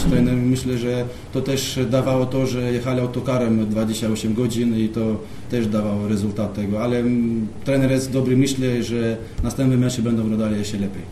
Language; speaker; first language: Polish; non-native, fluent; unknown